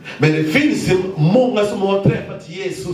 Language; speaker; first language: Swedish; non-native, fluent; Lingala